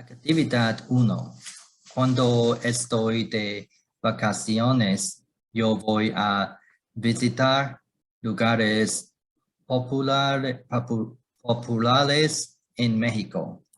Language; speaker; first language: Spanish; non-native, learner; Chinese